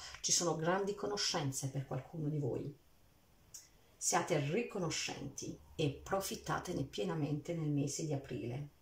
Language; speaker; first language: Italian; early bilingual, heritage; Italian